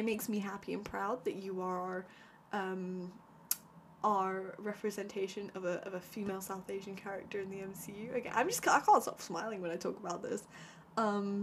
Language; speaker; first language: English; native; English